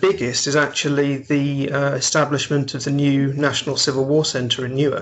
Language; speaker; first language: English; native; English